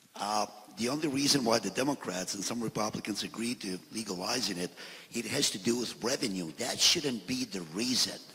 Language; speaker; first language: English; non-native, fluent; Albanian